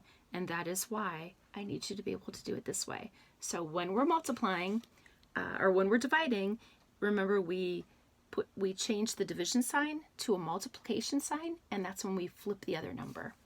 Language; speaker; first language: English; native; English